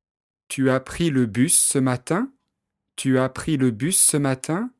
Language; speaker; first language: French; native; French